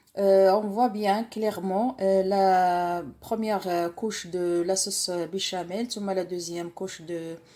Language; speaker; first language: French; non-native, local second language; Arabic